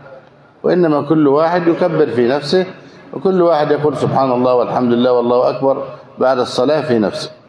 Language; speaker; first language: Arabic; native; Arabic